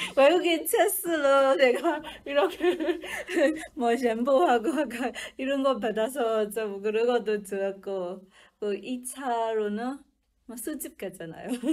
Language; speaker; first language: Korean; non-native, learner; Burmese